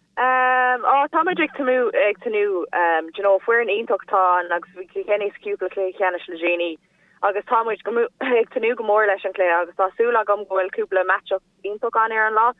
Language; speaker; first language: Irish; non-native, local second language; English